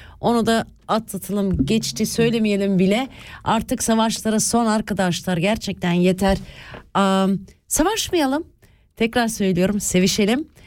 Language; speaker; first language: Turkish; early bilingual, heritage; Turkish